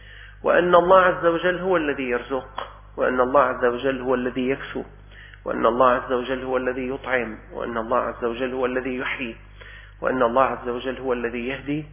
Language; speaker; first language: Arabic; native; Arabic